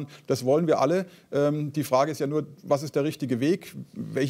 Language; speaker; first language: German; native; German